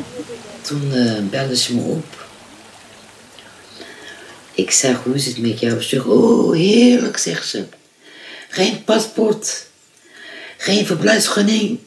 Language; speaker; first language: Dutch; non-native, fluent; Kurdish